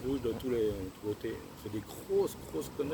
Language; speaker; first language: French; native; French